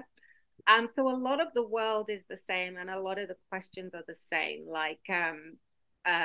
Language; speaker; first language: English; native; English